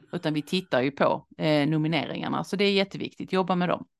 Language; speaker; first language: Swedish; native; Swedish